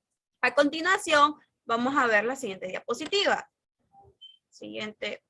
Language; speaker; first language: Spanish; native; Spanish